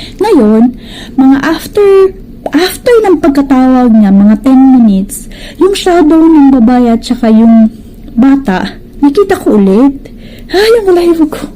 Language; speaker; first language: Filipino; native; Filipino